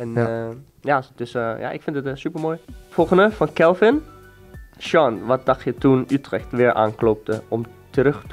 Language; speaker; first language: Dutch; non-native, fluent; Danish